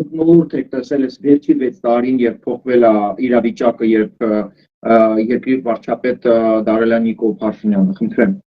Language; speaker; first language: Armenian; early bilingual, heritage; Armenian